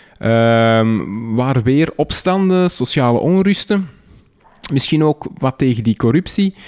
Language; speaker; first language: Dutch; native; Dutch